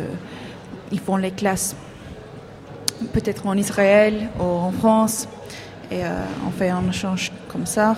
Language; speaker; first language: French; non-native, fluent; Hebrew